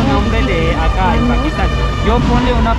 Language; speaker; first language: Spanish; non-native, learner; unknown